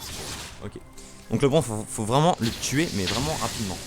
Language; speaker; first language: French; native; French